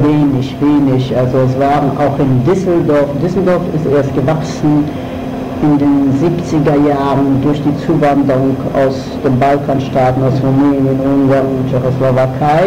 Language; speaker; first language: German; non-native, fluent; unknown